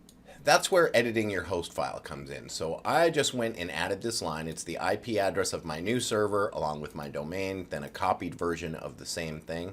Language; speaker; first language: English; native; English